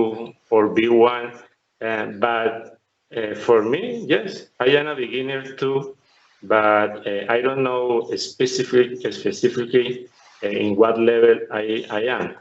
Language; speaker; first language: English; non-native, learner; Spanish